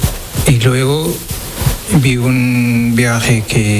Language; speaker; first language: Spanish; non-native, learner; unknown